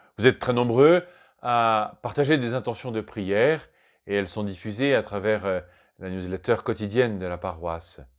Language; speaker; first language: French; native; French